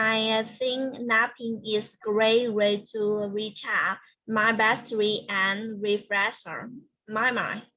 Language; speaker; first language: English; non-native, learner; Vietnamese